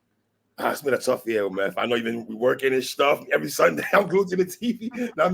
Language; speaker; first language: English; native; English